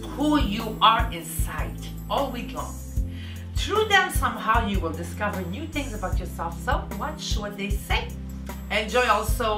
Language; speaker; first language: English; native; English